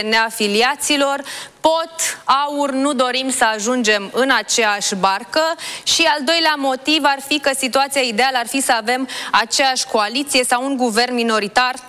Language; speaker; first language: Romanian; native; Romanian